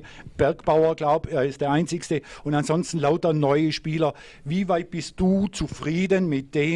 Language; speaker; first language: German; native; German